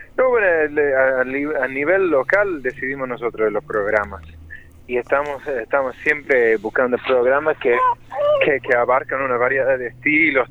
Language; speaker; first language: Spanish; non-native, fluent; English